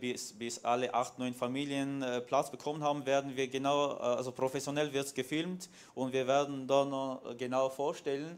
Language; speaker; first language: German; non-native, fluent; Armenian